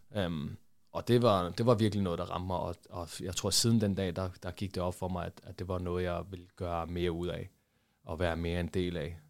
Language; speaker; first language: Danish; early bilingual, other home language; Portuguese